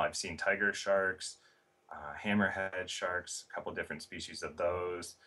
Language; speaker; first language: English; native; English